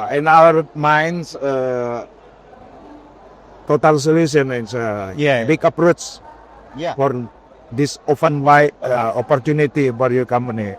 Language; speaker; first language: English; non-native, learner; Indonesian